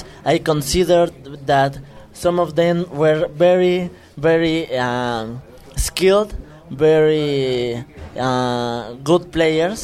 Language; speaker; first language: English; non-native, fluent; Spanish